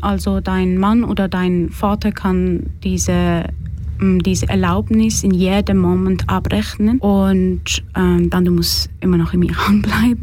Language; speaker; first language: German; non-native, fluent; Persian